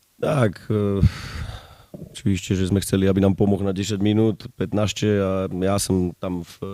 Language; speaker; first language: Polish; non-native, learner; Slovak